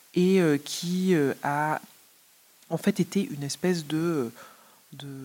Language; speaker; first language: French; native; French